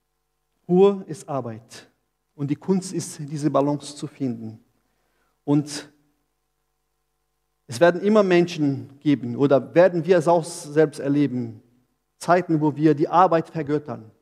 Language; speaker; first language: German; non-native, fluent; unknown